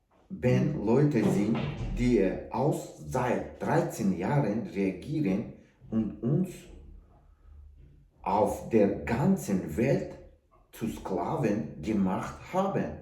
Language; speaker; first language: German; non-native, learner; Tajik